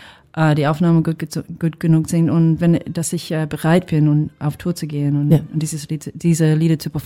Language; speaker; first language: German; non-native, fluent; English